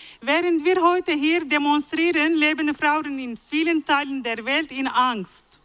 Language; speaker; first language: German; non-native, fluent; Arabic